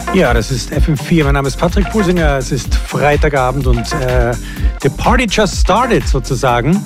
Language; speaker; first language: German; native; German